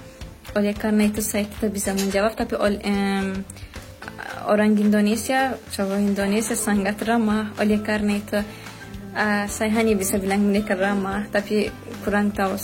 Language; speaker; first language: Indonesian; non-native, fluent; Azerbaijani